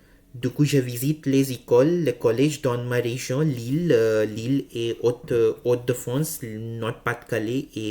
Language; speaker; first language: French; non-native, learner; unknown